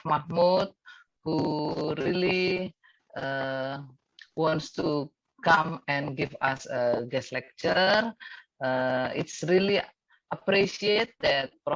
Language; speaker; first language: English; non-native, fluent; Indonesian